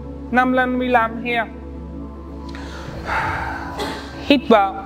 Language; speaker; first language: Vietnamese; non-native, learner; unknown